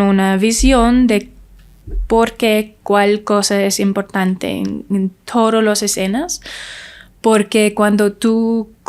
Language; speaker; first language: Spanish; non-native, learner; English